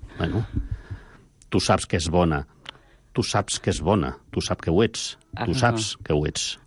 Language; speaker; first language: Catalan; non-native, local second language; Spanish